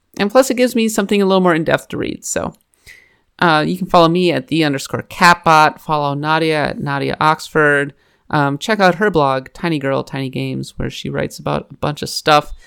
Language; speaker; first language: English; native; English